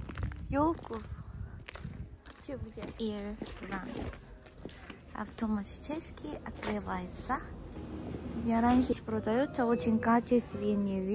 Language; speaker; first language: Russian; non-native, learner; Korean